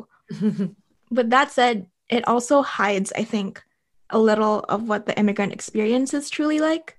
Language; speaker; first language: English; non-native, local second language; Filipino